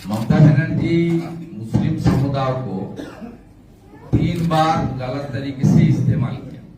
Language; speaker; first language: Hindi; non-native, local second language; Bangla